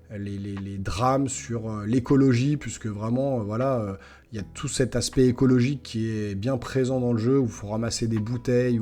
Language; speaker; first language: French; native; French